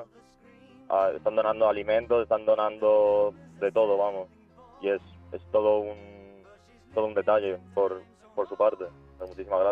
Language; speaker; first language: Spanish; early bilingual, other home language; Ukrainian